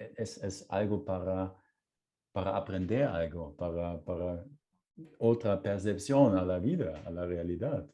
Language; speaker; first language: Spanish; non-native, fluent; German